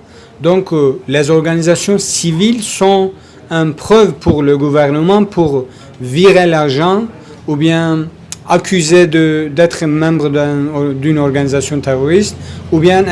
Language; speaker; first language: French; non-native, learner; Kurdish